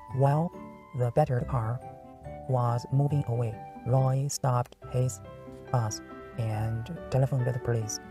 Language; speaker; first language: English; non-native, learner; Chinese